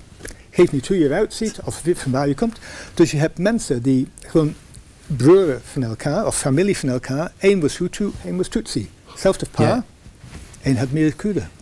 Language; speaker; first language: Dutch; non-native, fluent; English